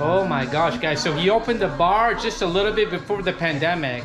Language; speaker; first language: English; native; English